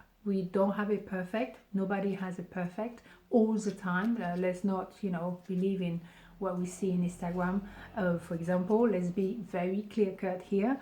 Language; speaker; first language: English; non-native, fluent; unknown